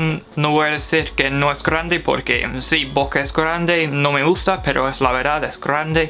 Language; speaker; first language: Spanish; non-native, fluent; English